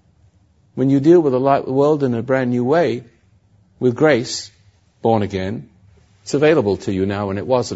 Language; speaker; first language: English; native; English